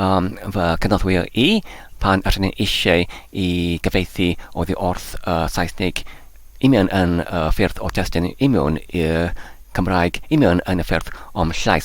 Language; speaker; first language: Welsh; non-native, learner; English